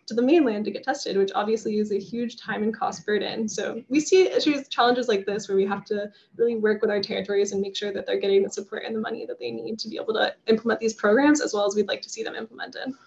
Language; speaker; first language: English; native; English